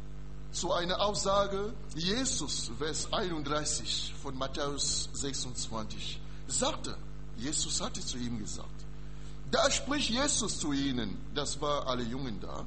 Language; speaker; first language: German; non-native, learner; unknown